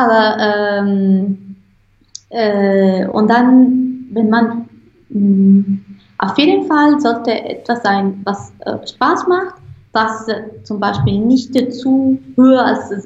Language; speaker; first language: German; non-native, fluent; Italian